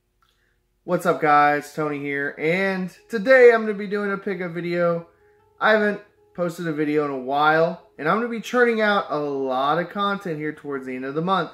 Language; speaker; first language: English; native; English